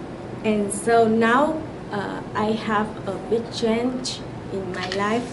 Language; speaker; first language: English; non-native, learner; Vietnamese